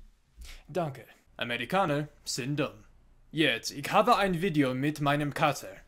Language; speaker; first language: German; non-native, learner; English